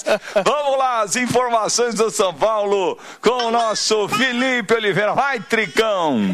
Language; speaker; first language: Portuguese; native; Portuguese